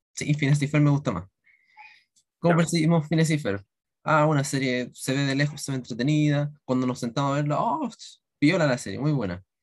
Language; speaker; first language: Spanish; native; Spanish